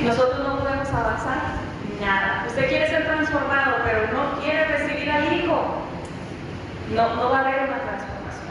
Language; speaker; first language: Spanish; native; Spanish